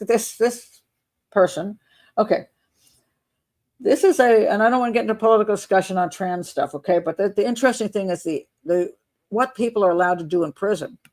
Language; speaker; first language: English; native; English